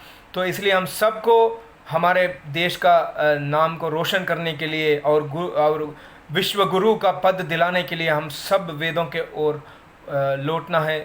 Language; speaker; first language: Hindi; non-native, local second language; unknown